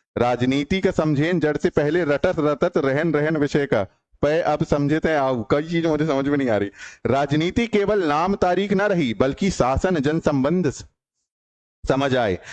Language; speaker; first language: Hindi; native; Hindi